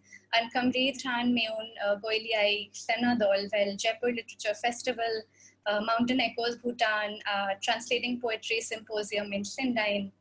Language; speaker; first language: Welsh; non-native, fluent; Hindi